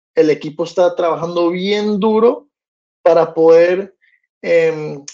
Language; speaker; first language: Spanish; early bilingual, heritage; Spanish